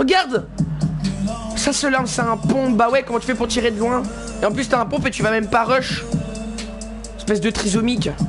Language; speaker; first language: French; native; French